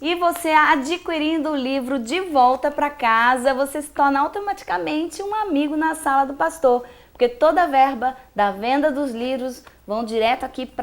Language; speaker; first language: Portuguese; native; Portuguese